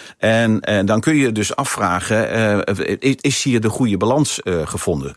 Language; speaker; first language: Dutch; native; Dutch